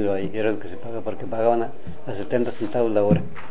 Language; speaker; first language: Spanish; native; Spanish